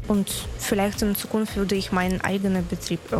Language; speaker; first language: German; non-native, learner; Russian